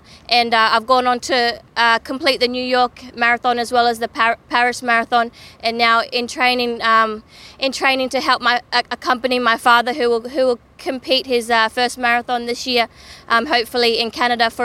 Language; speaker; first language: English; native; English